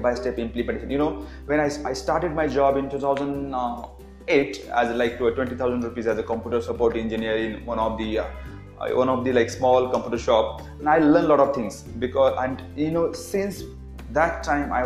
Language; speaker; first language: English; non-native, local second language; Marathi